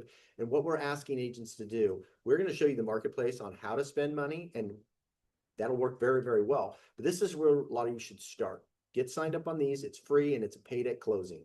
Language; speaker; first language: English; native; English